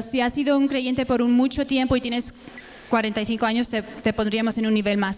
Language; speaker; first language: Spanish; native; Spanish